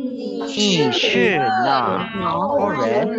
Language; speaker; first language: Chinese; non-native, learner; Indonesian